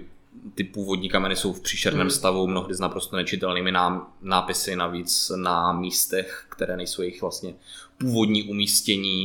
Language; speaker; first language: Czech; native; Czech